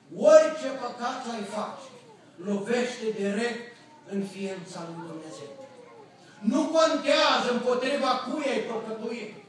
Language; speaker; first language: Romanian; native; Romanian